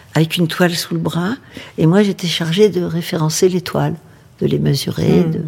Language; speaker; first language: French; native; French